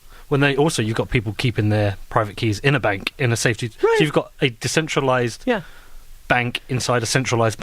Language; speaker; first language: English; native; English